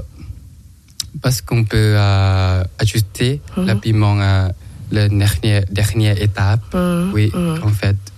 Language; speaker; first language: French; non-native, learner; Thai